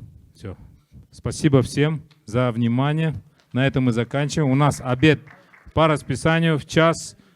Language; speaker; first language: Russian; native; Russian